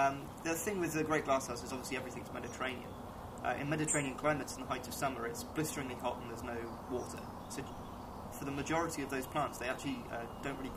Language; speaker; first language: English; native; English